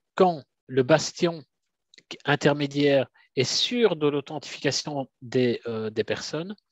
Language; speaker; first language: French; native; French